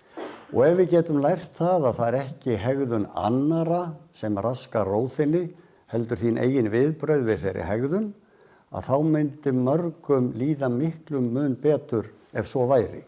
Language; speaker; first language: Icelandic; native; Icelandic